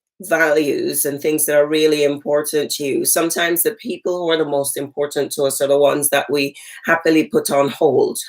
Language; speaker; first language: English; native; English